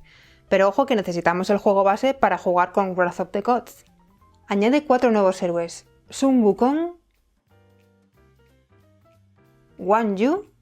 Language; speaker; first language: Spanish; native; Spanish